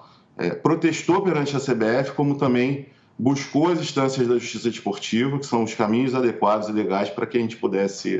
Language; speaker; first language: Portuguese; native; Portuguese